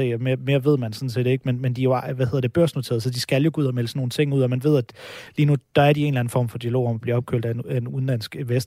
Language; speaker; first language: Danish; native; Danish